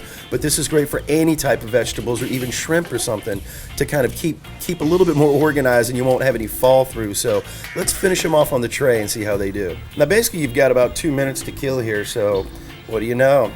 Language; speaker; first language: English; native; English